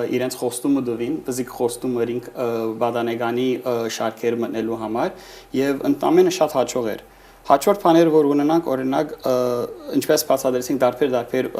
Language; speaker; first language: Armenian; early bilingual, heritage; Armenian